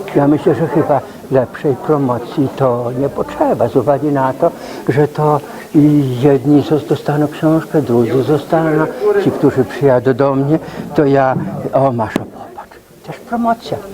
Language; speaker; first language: Polish; native; Polish